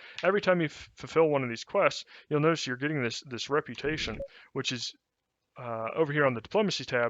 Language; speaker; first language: English; native; English